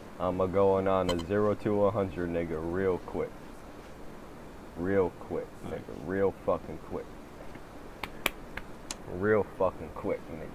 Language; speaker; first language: English; native; English